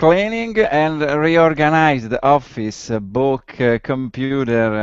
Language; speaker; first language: English; non-native, learner; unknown